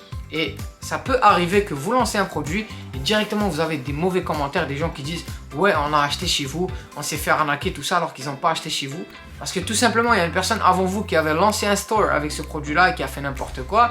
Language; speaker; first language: French; native; French